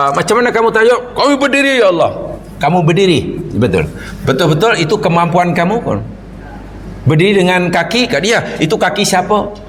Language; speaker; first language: Malay; native; Malay